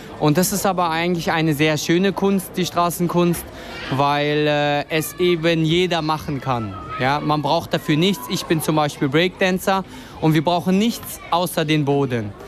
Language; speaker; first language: German; non-native, fluent; Vietnamese